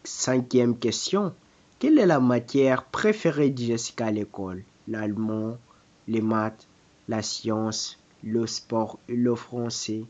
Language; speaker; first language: French; non-native, fluent; Portuguese